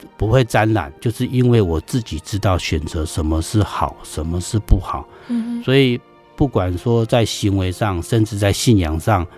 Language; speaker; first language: Chinese; native; Chinese